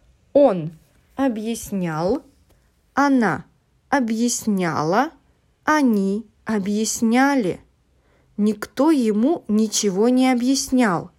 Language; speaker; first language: Russian; non-native, learner; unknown